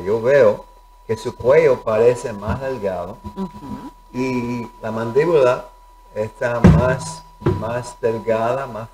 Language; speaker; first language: Spanish; early bilingual, heritage; Spanish